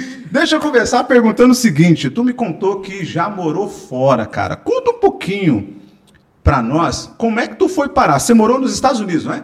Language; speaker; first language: Portuguese; native; Portuguese